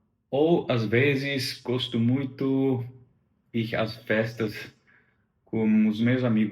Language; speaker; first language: Portuguese; non-native, learner; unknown